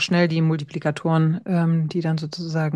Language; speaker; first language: German; native; German